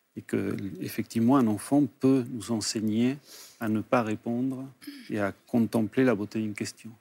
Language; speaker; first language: French; early bilingual, other home language; Spanish